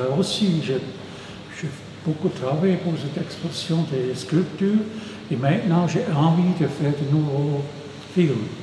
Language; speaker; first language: French; non-native, local second language; German